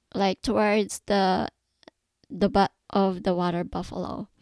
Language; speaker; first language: English; non-native, local second language; Cebuano